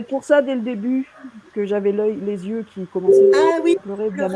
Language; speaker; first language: French; native; French